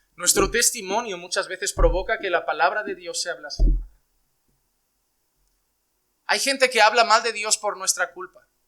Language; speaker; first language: Spanish; native; Spanish